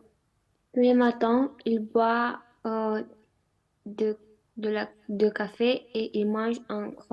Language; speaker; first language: French; non-native, learner; Romanian